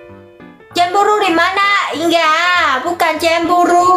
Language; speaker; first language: Indonesian; non-native, learner; Vietnamese